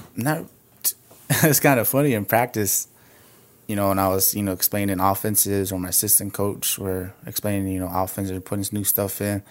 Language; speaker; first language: English; native; English